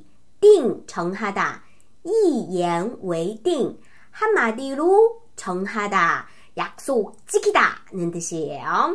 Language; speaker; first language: Korean; non-native, fluent; Chinese